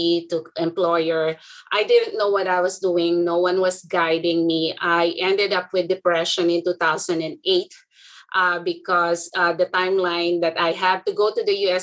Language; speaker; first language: English; non-native, local second language; Filipino